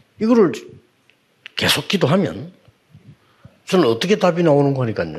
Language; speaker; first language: Korean; native; Korean